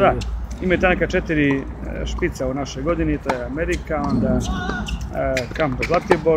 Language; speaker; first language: Serbian; native; Serbian